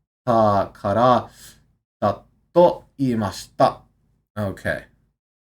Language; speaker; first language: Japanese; non-native, learner; English